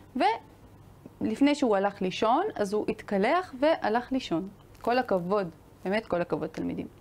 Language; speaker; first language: Hebrew; native; Hebrew